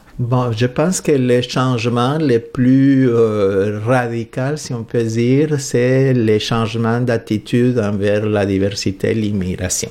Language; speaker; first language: French; non-native, fluent; Spanish